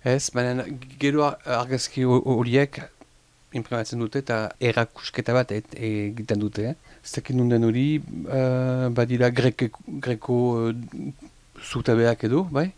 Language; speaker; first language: Basque; non-native, local second language; French